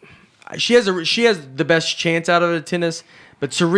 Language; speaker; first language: English; native; English